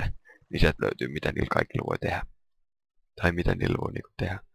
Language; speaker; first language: Finnish; native; Finnish